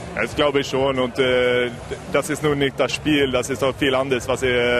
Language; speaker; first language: German; non-native, fluent; Swedish